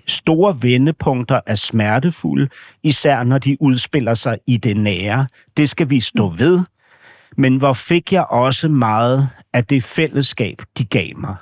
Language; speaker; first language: Danish; native; Danish